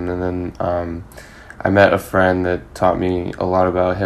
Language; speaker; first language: English; native; English